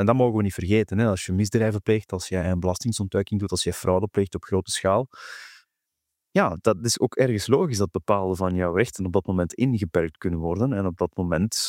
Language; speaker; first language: Dutch; native; Dutch